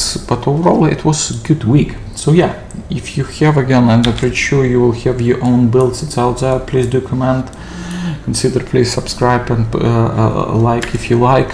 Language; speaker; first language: English; non-native, fluent; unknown